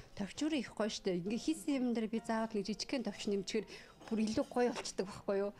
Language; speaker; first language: Mongolian; native; Mongolian